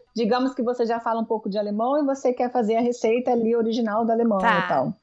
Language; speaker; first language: Portuguese; native; Portuguese